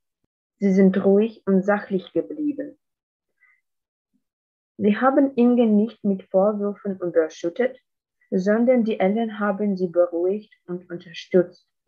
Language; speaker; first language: German; non-native, fluent; Russian